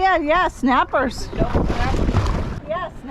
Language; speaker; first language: English; native; English